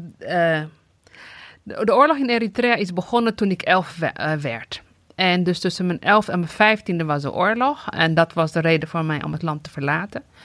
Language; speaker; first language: Dutch; non-native, fluent; Tigrinya